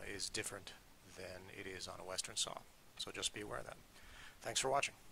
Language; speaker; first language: English; native; English